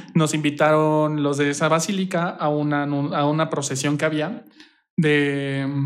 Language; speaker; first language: Spanish; native; Spanish